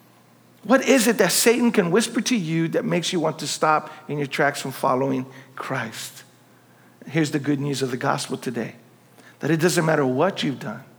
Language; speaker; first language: English; native; English